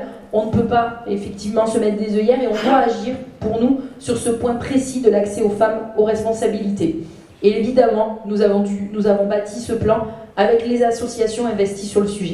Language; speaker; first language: French; native; French